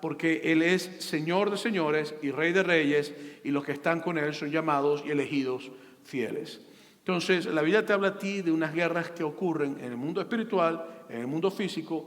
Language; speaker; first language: Spanish; native; Spanish